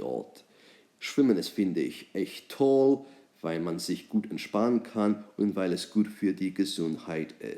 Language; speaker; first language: German; non-native, fluent; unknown